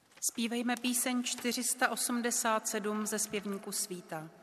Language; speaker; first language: Czech; native; Czech